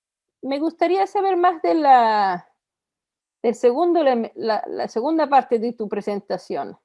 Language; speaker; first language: Spanish; non-native, fluent; Italian